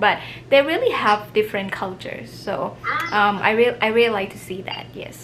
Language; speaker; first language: English; non-native, fluent; Thai